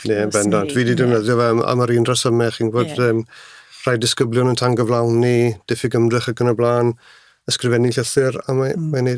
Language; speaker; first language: Welsh; native; Welsh